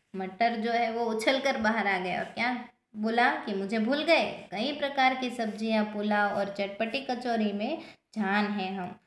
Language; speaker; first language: Hindi; non-native, local second language; Gujarati